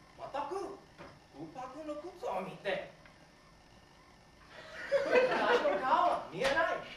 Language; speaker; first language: Japanese; non-native, learner; English